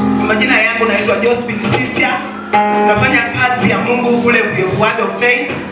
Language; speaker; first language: Swahili; non-native, local second language; Luyia